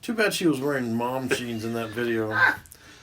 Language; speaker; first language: English; native; English